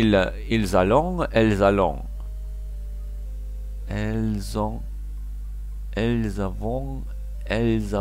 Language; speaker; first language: French; non-native, learner; Russian